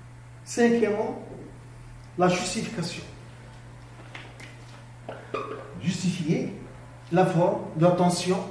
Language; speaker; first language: French; non-native, local second language; Arabic